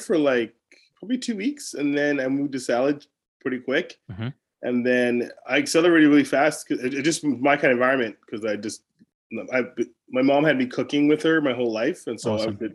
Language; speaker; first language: English; native; English